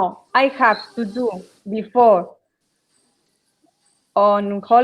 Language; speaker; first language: English; non-native, learner; Spanish